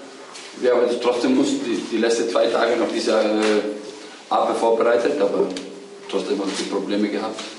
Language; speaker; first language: German; non-native, fluent; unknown